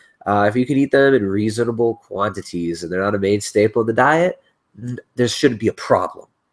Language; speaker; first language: English; native; English